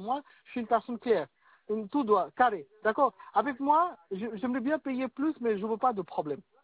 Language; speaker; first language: French; non-native, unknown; Bangla